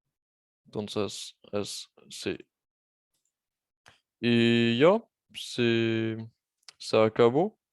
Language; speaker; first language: Spanish; non-native, fluent; French